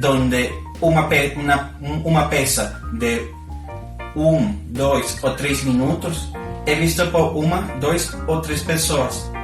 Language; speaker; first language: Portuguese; non-native, learner; Spanish